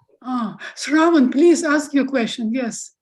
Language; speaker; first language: English; non-native, fluent; Russian